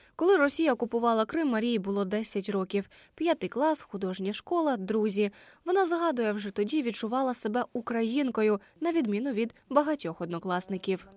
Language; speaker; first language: Ukrainian; native; Ukrainian